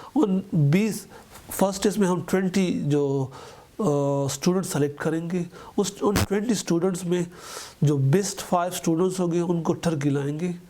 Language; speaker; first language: Urdu; non-native, local second language; Pashto